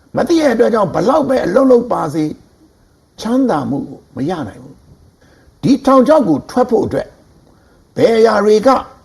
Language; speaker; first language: Burmese; native; Burmese